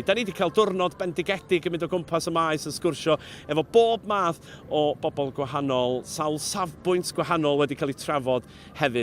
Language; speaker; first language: Welsh; native; Welsh